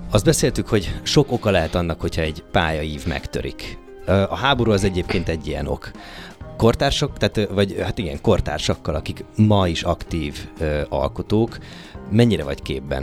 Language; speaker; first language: Hungarian; native; Hungarian